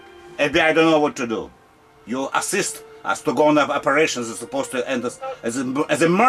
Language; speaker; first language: English; non-native, learner; Russian